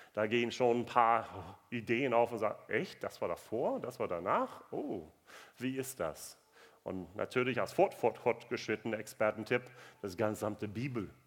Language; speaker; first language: German; non-native, fluent; English